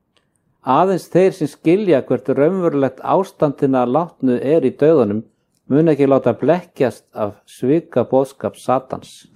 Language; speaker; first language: Icelandic; native; Icelandic